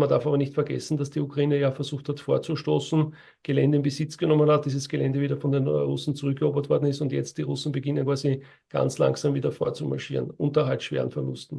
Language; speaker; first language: German; native; German